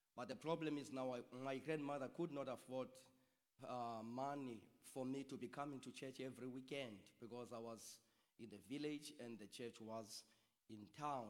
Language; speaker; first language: English; non-native, local second language; Xhosa